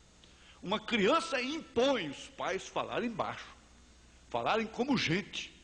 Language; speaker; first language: Portuguese; native; Portuguese